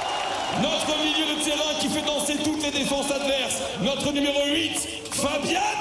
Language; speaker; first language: French; native; French